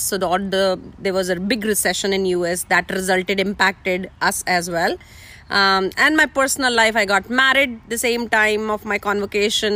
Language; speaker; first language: English; non-native, local second language; Hindi